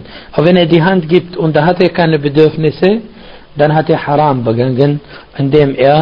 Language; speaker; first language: German; non-native, fluent; Arabic